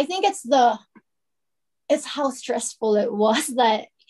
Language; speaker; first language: English; non-native, local second language; Filipino